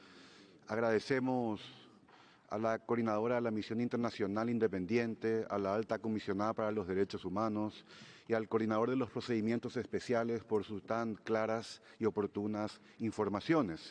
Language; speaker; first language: Spanish; native; Spanish